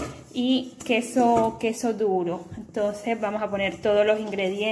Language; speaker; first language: Spanish; native; Spanish